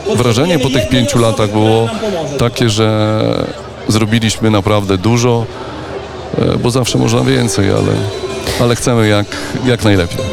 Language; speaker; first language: Polish; native; Polish